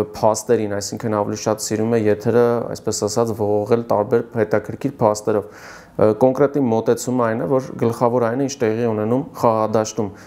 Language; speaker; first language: Armenian; native; Armenian